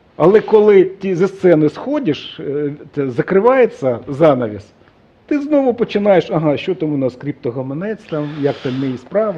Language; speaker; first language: Ukrainian; non-native, local second language; Russian